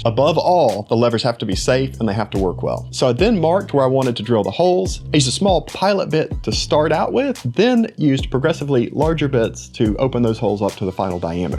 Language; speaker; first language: English; native; English